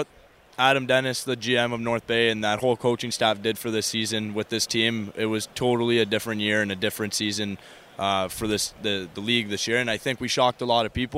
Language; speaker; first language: English; native; English